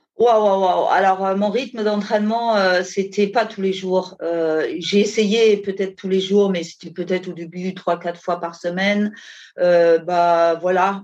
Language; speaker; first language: French; non-native, fluent; German